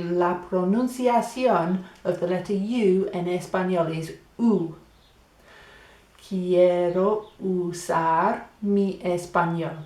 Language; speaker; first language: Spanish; non-native, fluent; English